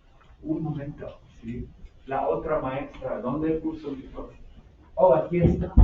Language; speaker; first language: Spanish; non-native, fluent; English